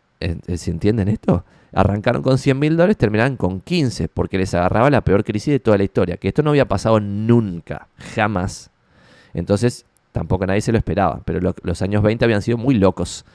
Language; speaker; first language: Spanish; native; Spanish